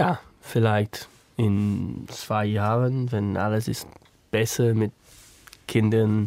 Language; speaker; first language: German; non-native, learner; English